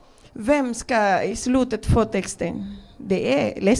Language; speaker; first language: Swedish; non-native, fluent; Spanish